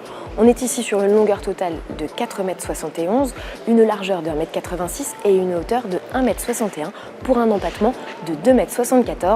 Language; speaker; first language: French; native; French